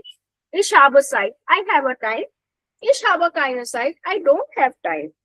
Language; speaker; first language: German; non-native, fluent; Hindi